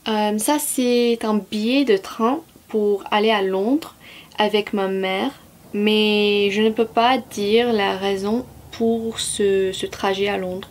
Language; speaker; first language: French; non-native, fluent; English